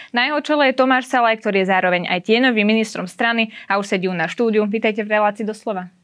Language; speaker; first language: Slovak; native; Slovak